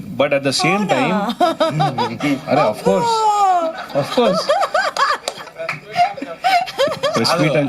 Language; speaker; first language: Telugu; native; Telugu